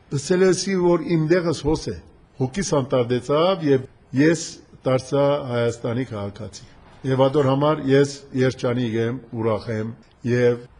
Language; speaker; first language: Armenian; early bilingual, heritage; Armenian